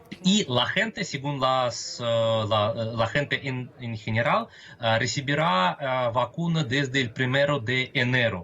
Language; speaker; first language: Spanish; non-native, fluent; Russian